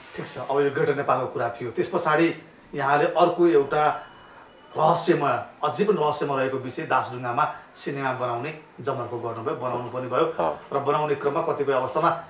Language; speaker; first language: Nepali; native; Nepali